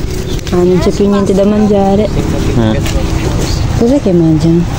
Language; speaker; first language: Italian; non-native, learner; Filipino